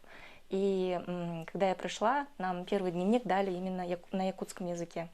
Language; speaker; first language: Russian; early bilingual, other home language; Kyrgyz